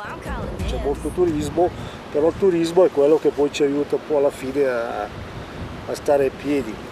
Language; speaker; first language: Italian; non-native, local second language; German